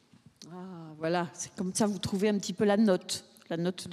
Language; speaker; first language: French; native; French